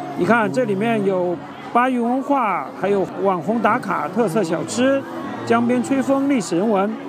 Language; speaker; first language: Chinese; native; Chinese